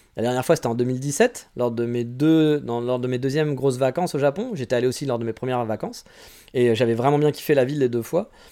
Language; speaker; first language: French; native; French